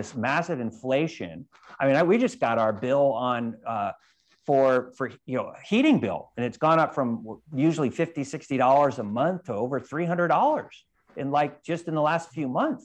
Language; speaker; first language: English; native; English